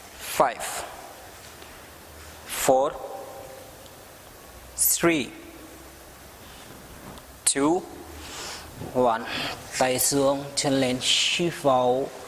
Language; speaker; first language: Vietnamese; non-native, learner; Hindi